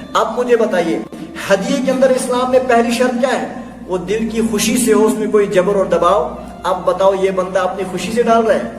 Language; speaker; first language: Urdu; non-native, local second language; Kashmiri